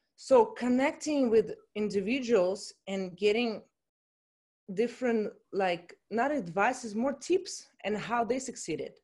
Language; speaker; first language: English; non-native, fluent; Russian